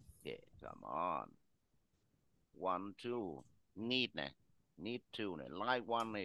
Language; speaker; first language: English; non-native, fluent; Vietnamese